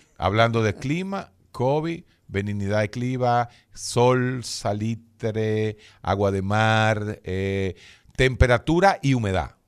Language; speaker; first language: Spanish; native; Spanish